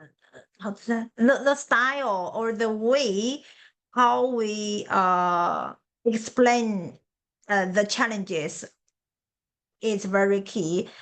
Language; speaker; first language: English; non-native, learner; Chinese